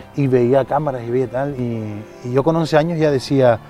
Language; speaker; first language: Spanish; native; Spanish